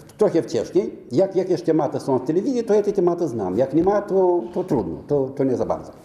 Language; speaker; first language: Polish; non-native, fluent; Romanian